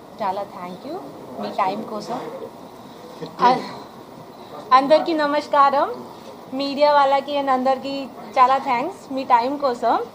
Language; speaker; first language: Telugu; non-native, learner; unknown